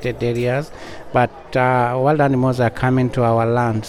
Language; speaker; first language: English; non-native, local second language; Masai